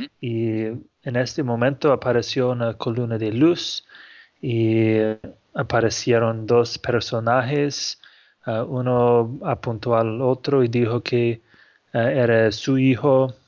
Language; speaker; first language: Spanish; non-native, fluent; English